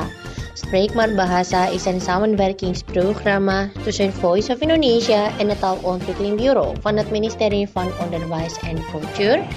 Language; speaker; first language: Dutch; non-native, learner; Indonesian